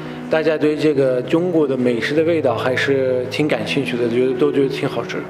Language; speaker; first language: Chinese; non-native, fluent; Persian